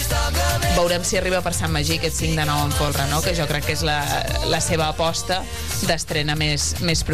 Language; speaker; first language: Catalan; native; Catalan